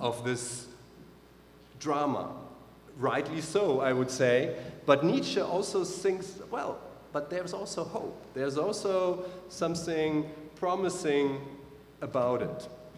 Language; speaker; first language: English; non-native, fluent; German